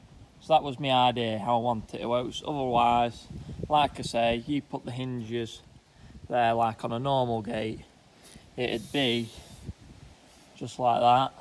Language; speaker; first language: English; native; English